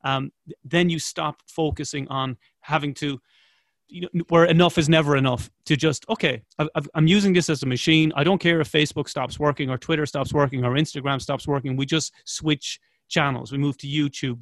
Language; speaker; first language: English; native; English